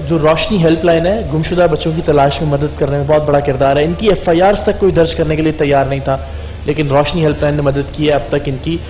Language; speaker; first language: Urdu; native; Urdu